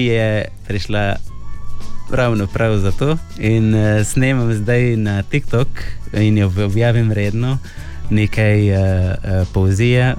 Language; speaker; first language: Slovenian; non-native, fluent; Arabic